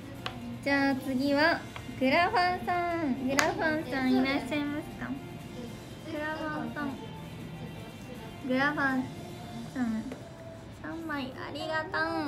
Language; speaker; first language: Japanese; native; Japanese